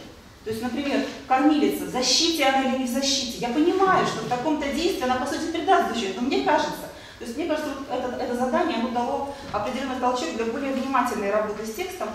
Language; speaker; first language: Russian; native; Russian